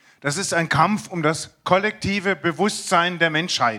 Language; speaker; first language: German; non-native, fluent; English